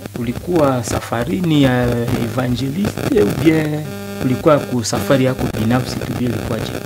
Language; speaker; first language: Swahili; non-native, local second language; Nande